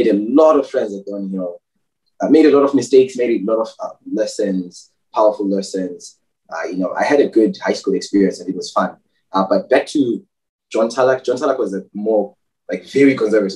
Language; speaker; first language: English; non-native, local second language; North Ndebele